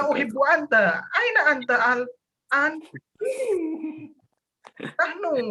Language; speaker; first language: Arabic; non-native, learner; Indonesian